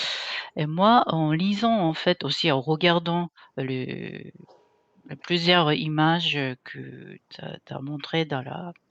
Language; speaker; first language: French; non-native, fluent; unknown